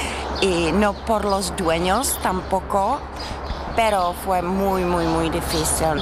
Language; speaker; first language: Spanish; non-native, fluent; Czech